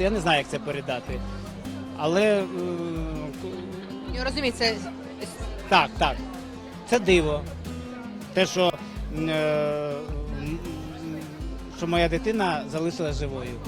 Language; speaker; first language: Ukrainian; native; Ukrainian